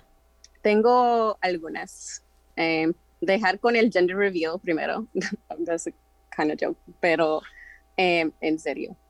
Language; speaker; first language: Spanish; early bilingual, heritage; Spanish